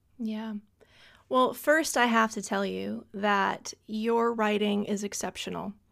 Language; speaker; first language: English; native; English